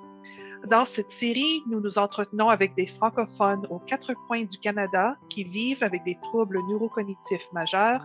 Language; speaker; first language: French; native; French